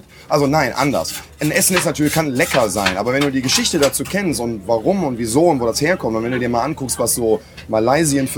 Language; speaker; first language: German; native; German